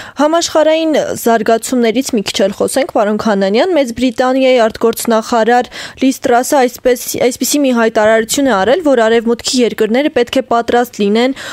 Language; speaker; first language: Armenian; native; Armenian